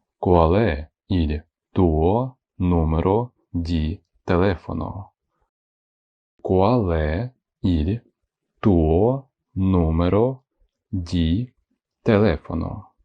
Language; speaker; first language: Italian; non-native, fluent; Ukrainian